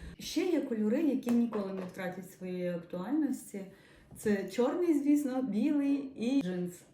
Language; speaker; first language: Ukrainian; non-native, local second language; Russian